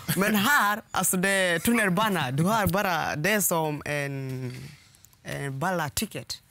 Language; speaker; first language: Swedish; non-native, learner; Swahili